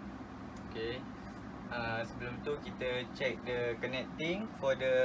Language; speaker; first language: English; non-native, learner; Malay